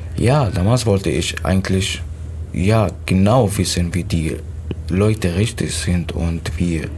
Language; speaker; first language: German; non-native, fluent; Arabic